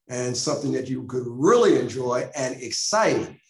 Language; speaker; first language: English; native; English